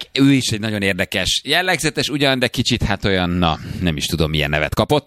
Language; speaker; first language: Hungarian; native; Hungarian